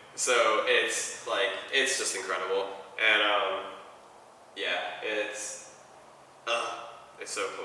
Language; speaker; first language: English; native; English